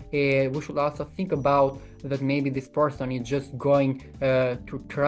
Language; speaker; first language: English; non-native, fluent; Albanian